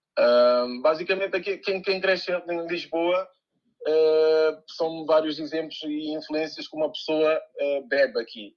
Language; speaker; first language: Portuguese; early bilingual, other home language; Upper Guinea Crioulo